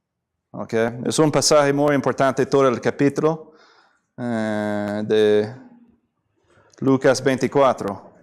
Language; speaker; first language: Spanish; non-native, fluent; English